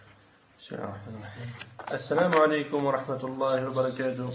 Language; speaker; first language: Arabic; non-native, learner; French